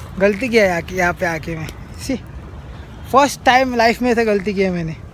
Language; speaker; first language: Hindi; non-native, local second language; Marathi